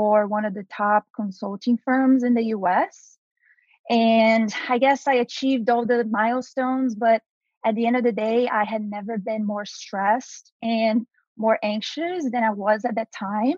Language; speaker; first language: English; non-native, fluent; Portuguese